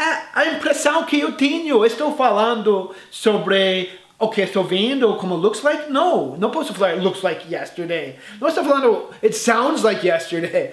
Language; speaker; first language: Portuguese; non-native, fluent; English